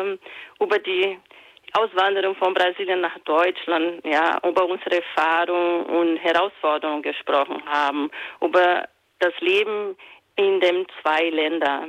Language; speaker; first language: German; non-native, fluent; Portuguese